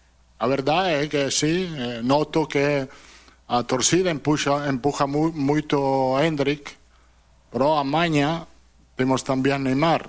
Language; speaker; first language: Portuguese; non-native, learner; Italian